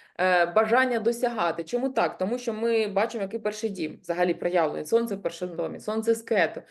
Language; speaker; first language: Ukrainian; non-native, local second language; Russian